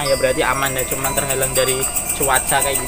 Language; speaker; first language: Indonesian; native; Indonesian